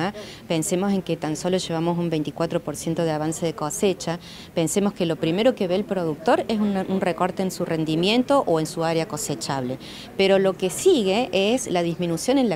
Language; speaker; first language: Spanish; native; Spanish